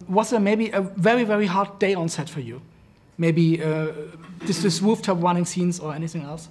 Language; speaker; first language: English; non-native, fluent; German